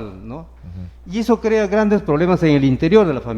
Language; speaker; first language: Spanish; native; Spanish